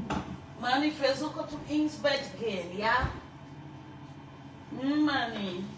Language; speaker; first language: German; non-native, learner; French